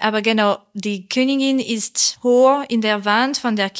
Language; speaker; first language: German; non-native, fluent; French